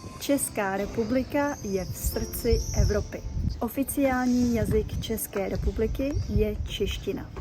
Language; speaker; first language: Czech; native; Czech